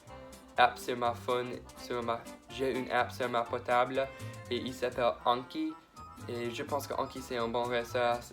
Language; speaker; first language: French; non-native, learner; English